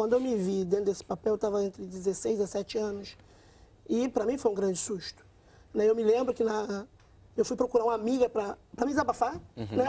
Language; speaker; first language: Portuguese; native; Portuguese